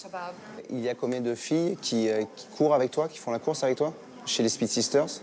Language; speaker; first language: French; native; French